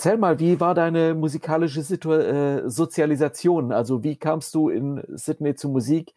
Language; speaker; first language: German; native; German